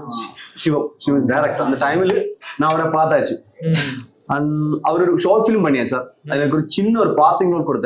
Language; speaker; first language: Tamil; non-native, learner; Malayalam